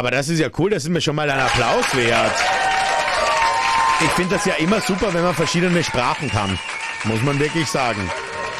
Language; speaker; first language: German; native; German